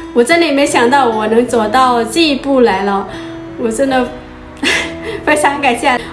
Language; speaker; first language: Chinese; non-native, fluent; Lao